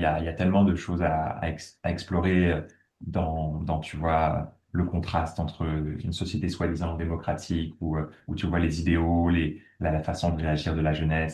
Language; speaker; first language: French; native; French